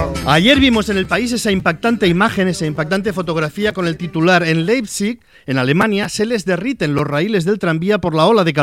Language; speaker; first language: Spanish; native; Spanish